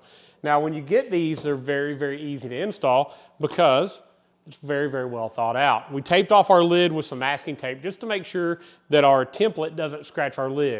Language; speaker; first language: English; native; English